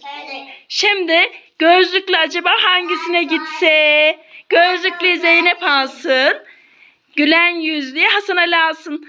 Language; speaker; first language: Turkish; native; Turkish